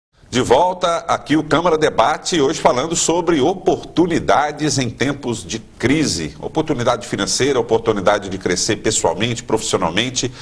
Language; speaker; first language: Portuguese; native; Portuguese